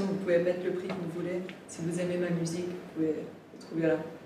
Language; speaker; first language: French; native; French